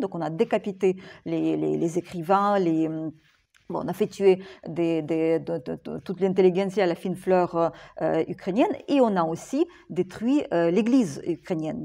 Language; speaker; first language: French; non-native, fluent; Ukrainian